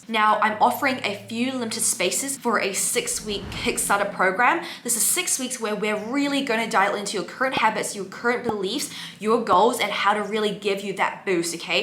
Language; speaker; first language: English; native; English